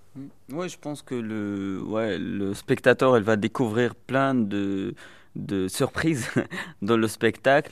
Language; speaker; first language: French; non-native, local second language; Arabic